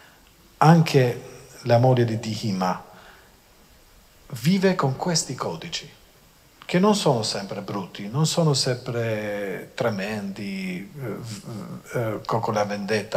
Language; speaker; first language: Italian; non-native, fluent; Albanian